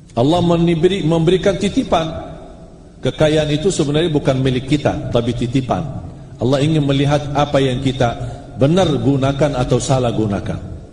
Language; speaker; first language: Malay; non-native, fluent; Arabic